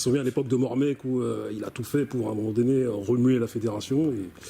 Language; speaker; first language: French; native; French